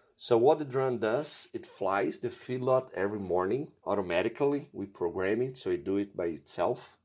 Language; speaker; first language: English; non-native, fluent; Portuguese